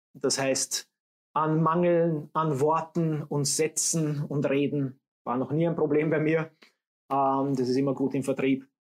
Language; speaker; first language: German; early bilingual, other home language; English